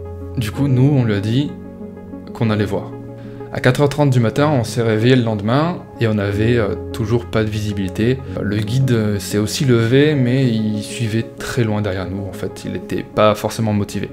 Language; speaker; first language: French; native; French